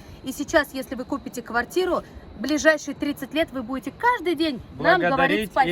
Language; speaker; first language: Russian; native; Russian